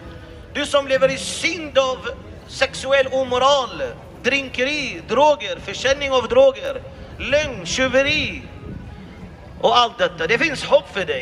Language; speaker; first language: Swedish; non-native, fluent; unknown